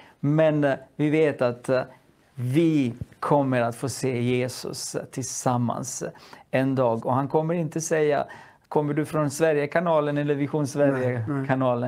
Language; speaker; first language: Swedish; non-native, fluent; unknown